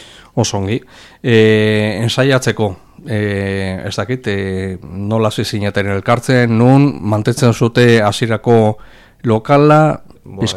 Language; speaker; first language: Basque; native; Basque